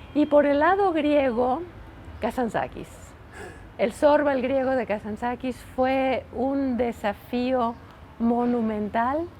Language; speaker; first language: Spanish; native; Spanish